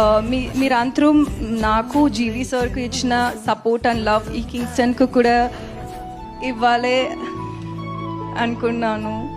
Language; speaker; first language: Telugu; non-native, learner; Tamil